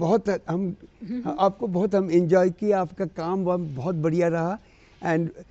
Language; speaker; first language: Hindi; native; Hindi